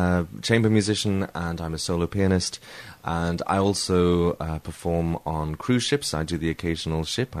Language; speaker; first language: English; native; English